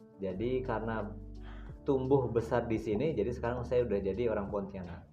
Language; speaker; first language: Indonesian; native; Indonesian